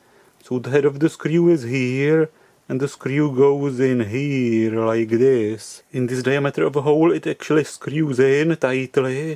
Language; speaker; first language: English; non-native, fluent; Czech